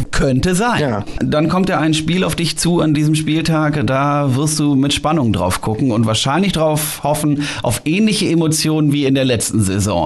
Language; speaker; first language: German; native; German